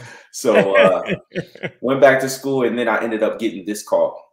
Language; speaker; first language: English; native; English